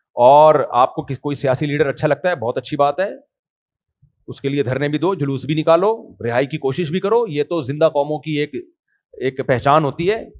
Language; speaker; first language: Urdu; native; Urdu